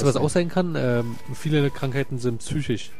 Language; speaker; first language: German; native; German